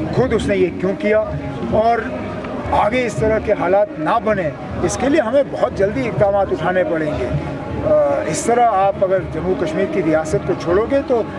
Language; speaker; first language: Hindi; non-native, local second language; Kashmiri